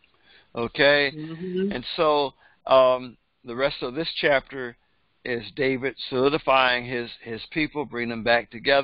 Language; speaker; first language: English; native; English